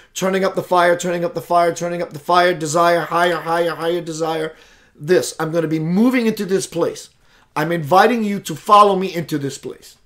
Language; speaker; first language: English; native; English